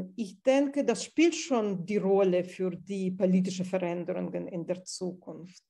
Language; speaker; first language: German; non-native, fluent; Russian